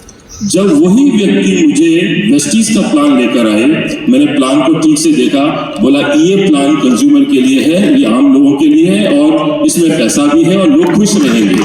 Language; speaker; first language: Hindi; native; Hindi